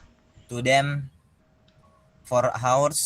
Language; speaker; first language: English; non-native, learner; Indonesian